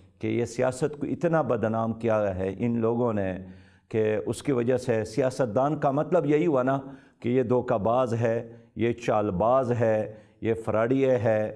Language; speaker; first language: Urdu; non-native, local second language; Pashto